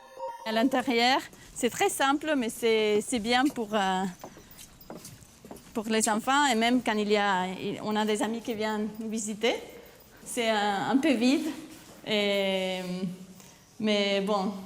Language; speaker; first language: French; non-native, fluent; Spanish